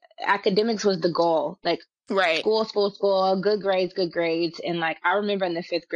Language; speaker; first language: English; native; English